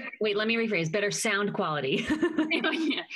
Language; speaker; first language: English; native; English